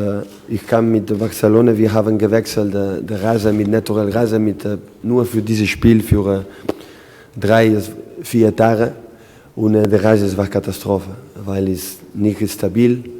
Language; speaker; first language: German; non-native, learner; Spanish